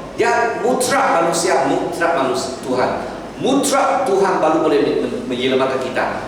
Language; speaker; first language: Malay; non-native, local second language; Chinese